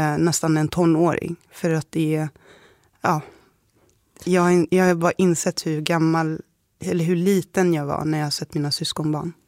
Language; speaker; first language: Swedish; early bilingual, other home language; Somali